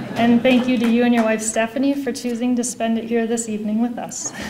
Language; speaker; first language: English; native; English